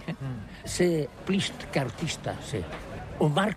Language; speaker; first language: French; non-native, fluent; Catalan